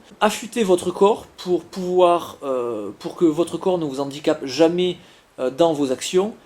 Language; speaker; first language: French; native; French